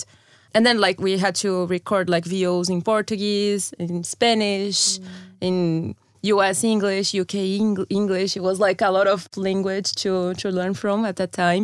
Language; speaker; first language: English; non-native, fluent; Portuguese